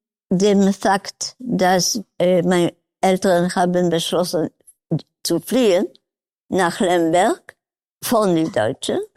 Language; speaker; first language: German; non-native, learner; Polish